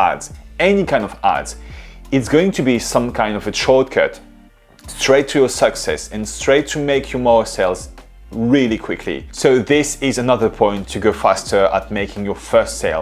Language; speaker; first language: English; non-native, fluent; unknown